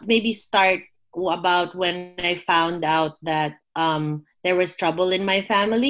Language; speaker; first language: English; non-native, local second language; Filipino